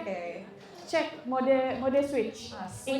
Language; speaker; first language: English; non-native, fluent; Indonesian